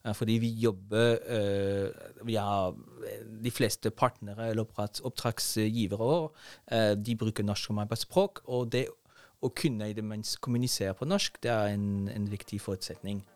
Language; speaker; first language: Norwegian; non-native, fluent; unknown